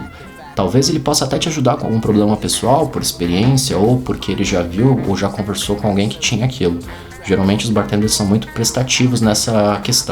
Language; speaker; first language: Portuguese; native; Portuguese